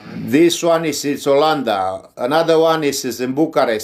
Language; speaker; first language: English; non-native, learner; Romanian